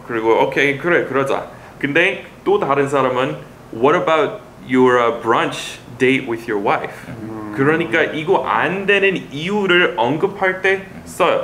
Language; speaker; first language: Korean; non-native, fluent; English